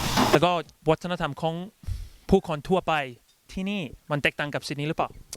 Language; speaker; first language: Thai; early bilingual, other home language; English